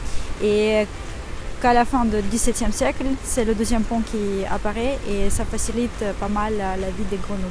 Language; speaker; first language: French; non-native, fluent; Russian